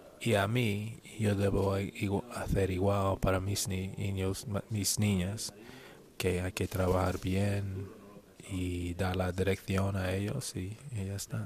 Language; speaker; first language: Spanish; non-native, learner; English